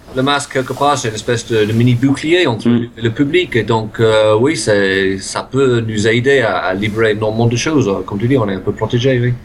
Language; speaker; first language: French; non-native, fluent; English